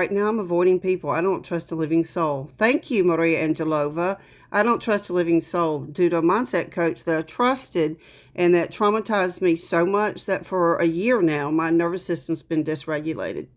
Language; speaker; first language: English; native; English